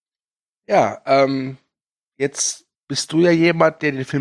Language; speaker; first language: German; native; German